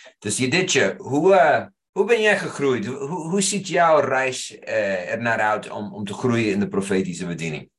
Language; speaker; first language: Dutch; non-native, fluent; English